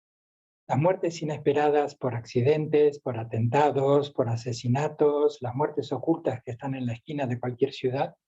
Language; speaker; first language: Spanish; native; Spanish